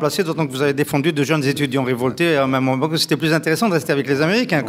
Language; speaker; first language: French; non-native, local second language; Arabic